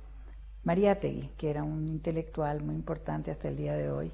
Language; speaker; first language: Spanish; early bilingual, other home language; Russian